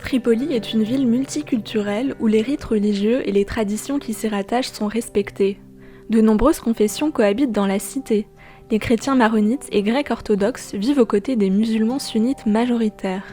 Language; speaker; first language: French; native; French